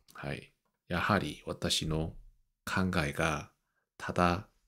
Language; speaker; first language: Japanese; non-native, learner; Korean